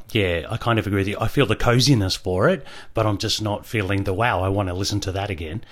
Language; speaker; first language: English; native; English